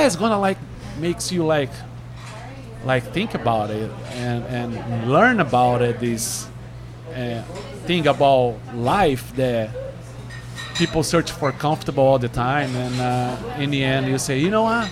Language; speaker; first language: English; non-native, fluent; Portuguese